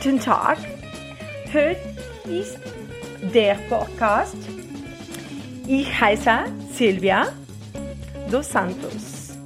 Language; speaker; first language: German; non-native, learner; Portuguese